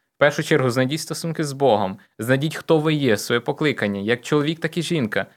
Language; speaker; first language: Ukrainian; non-native, local second language; Russian